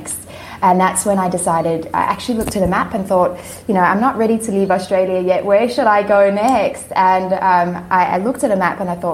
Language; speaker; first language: English; native; English